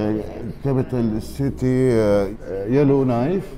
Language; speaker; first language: English; non-native, learner; Arabic